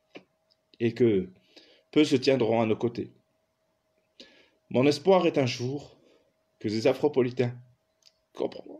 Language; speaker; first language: French; non-native, local second language; Kabyle